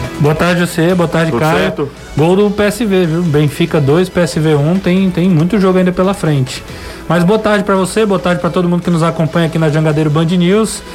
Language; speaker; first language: Portuguese; native; Portuguese